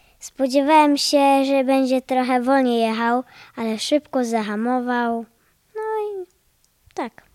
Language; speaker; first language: Polish; early bilingual, heritage; Polish